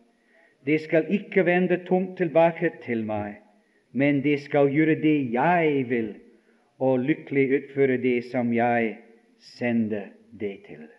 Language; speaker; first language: Norwegian; non-native, fluent; English